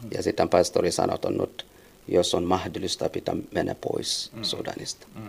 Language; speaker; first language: Finnish; non-native, learner; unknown